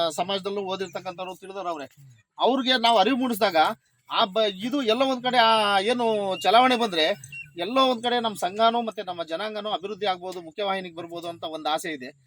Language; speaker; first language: Kannada; non-native, local second language; Lambadi